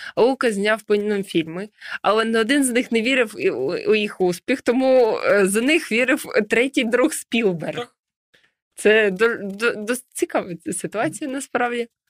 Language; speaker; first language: Ukrainian; native; Ukrainian